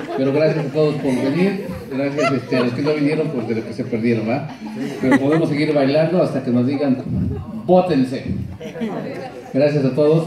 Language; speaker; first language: Spanish; native; Spanish